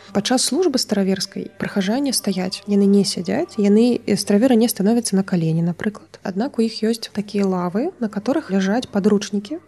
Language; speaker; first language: Belarusian; native; Belarusian